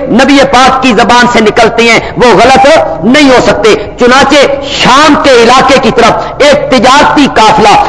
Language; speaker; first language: Urdu; non-native, local second language; Punjabi